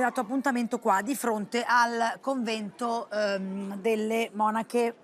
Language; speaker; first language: Italian; native; Italian